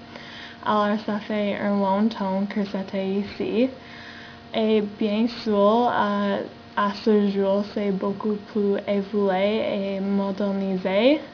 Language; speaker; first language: French; non-native, learner; English